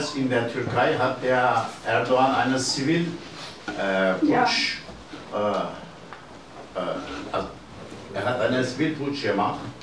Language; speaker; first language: German; non-native, learner; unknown